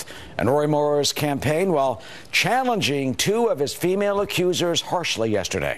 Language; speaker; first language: English; native; English